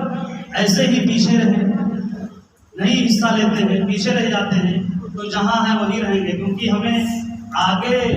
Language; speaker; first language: Urdu; native; Urdu